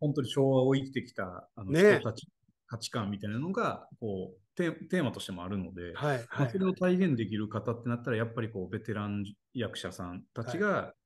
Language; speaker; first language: Japanese; native; Japanese